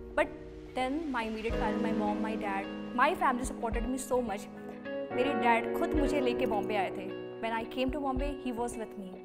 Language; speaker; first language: Hindi; native; Hindi